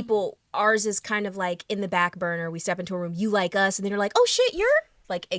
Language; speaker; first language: English; native; English